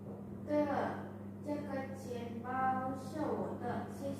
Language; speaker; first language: Chinese; non-native, learner; Indonesian